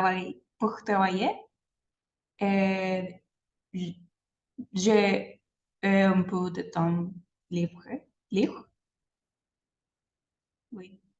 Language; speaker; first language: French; non-native, learner; Spanish